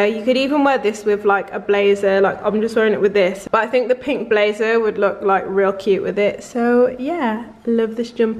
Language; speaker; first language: English; native; English